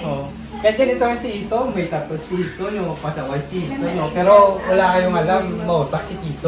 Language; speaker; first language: Filipino; non-native, local second language; Cebuano